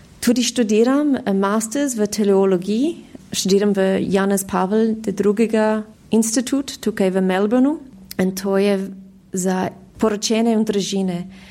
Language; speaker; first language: Slovenian; early bilingual, heritage; Slovenian